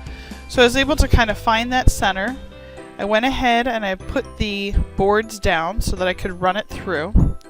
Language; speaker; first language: English; native; English